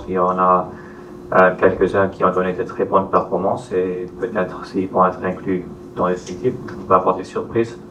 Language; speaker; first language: French; non-native, fluent; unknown